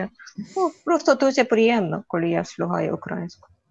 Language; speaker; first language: Ukrainian; non-native, learner; Korean